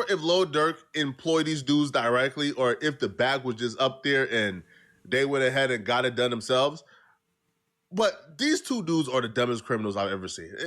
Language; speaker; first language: English; native; English